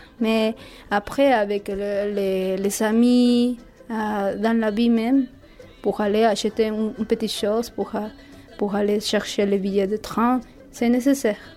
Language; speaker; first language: French; non-native, fluent; Spanish